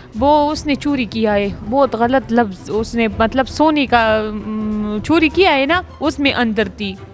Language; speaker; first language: Urdu; non-native, local second language; Pashto